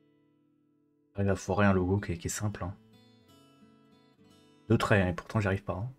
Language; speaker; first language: French; native; French